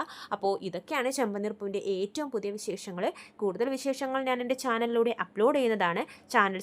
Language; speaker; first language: Malayalam; native; Malayalam